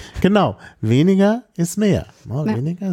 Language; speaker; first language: German; native; German